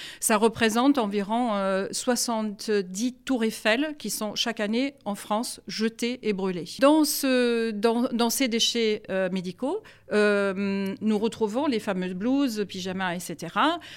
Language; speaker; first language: French; non-native, fluent; German